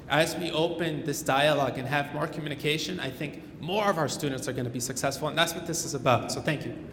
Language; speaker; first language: English; early bilingual, other home language; Spanish